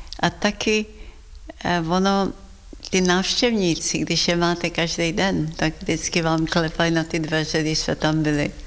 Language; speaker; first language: Czech; early bilingual, heritage; Czech